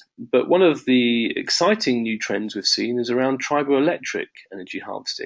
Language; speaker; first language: English; native; English